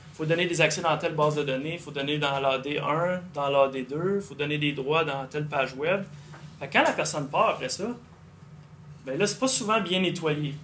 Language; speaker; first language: French; native; French